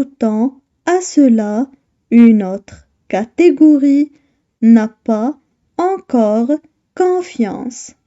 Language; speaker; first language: French; non-native, local second language; Arabic